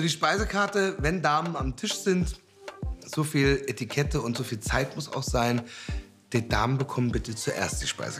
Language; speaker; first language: German; native; German